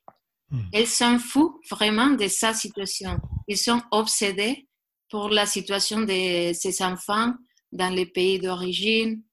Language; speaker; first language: French; non-native, learner; Spanish